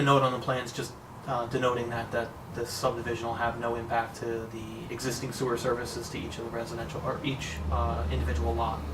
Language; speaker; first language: English; native; English